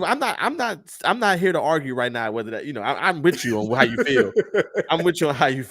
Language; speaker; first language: English; native; English